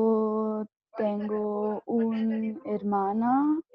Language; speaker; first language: Spanish; non-native, learner; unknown